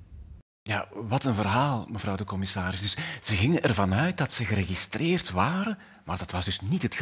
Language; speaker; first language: Dutch; native; Dutch